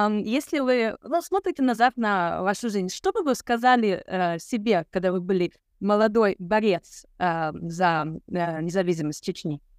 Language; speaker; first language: Russian; non-native, local second language; Ukrainian